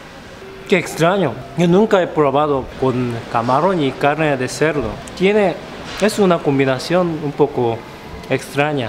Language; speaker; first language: Spanish; non-native, fluent; Korean